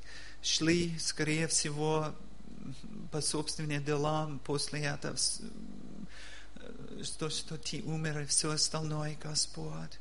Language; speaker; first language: Russian; non-native, learner; English